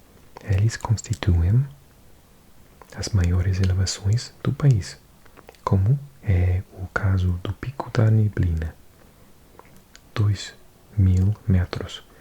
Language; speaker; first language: Portuguese; non-native, learner; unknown